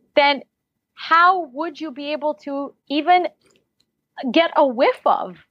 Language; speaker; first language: English; early bilingual, other home language; Russian